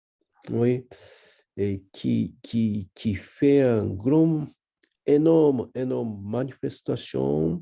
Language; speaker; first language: French; non-native, learner; Japanese